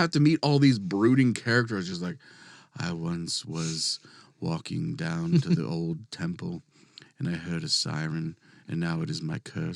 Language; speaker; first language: English; native; English